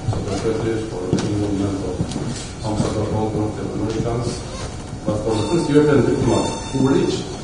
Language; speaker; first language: English; non-native, fluent; Albanian